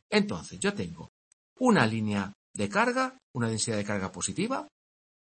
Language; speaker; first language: Spanish; native; Spanish